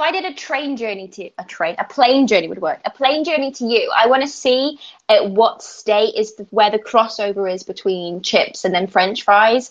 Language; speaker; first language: English; native; English